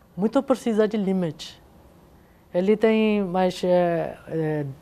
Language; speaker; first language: Portuguese; non-native, learner; Urdu